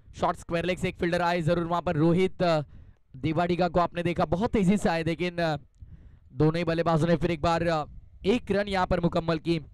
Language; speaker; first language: Hindi; non-native, local second language; Marathi